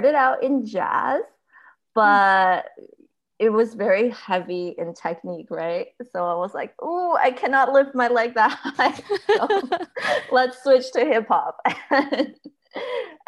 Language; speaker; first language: English; early bilingual, other home language; Chinese